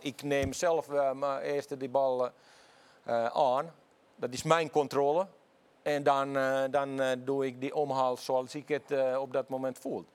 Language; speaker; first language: Dutch; non-native, fluent; Finnish